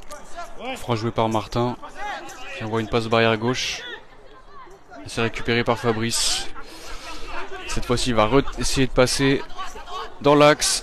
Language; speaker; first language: French; native; French